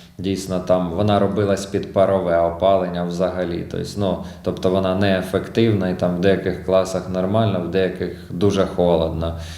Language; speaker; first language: Ukrainian; native; Ukrainian